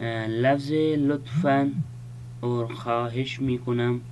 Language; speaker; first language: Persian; non-native, fluent; Urdu